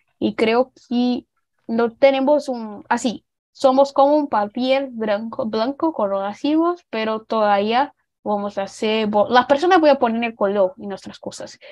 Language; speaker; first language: Spanish; non-native, learner; Portuguese